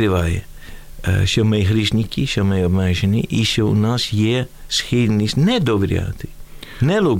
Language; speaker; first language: Ukrainian; non-native, fluent; Dutch